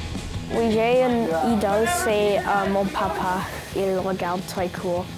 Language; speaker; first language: French; non-native, local second language; English